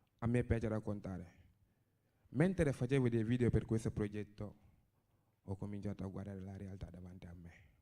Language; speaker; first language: Italian; non-native, fluent; Wolof